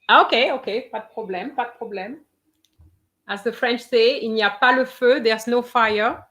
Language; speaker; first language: French; non-native, fluent; English